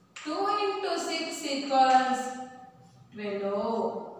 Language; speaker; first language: English; non-native, local second language; Kannada